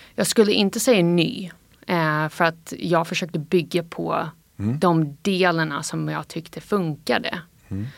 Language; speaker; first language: Swedish; non-native, fluent; English